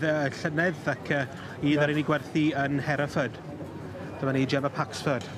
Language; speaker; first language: Welsh; native; Welsh